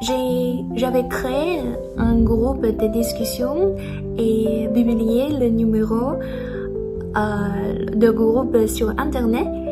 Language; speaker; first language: French; non-native, learner; Chinese